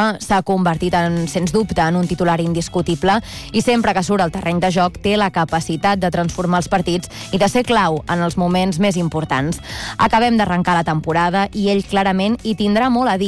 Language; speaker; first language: Catalan; native; Catalan